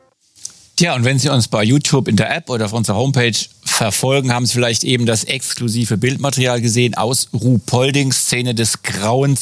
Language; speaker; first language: German; native; German